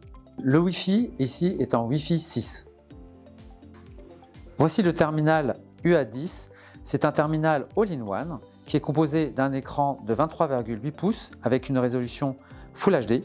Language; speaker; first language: French; native; French